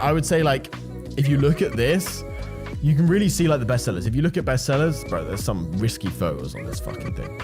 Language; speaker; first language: English; native; English